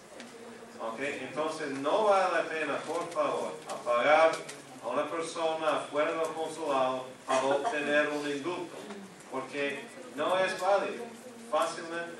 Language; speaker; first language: Spanish; non-native, fluent; English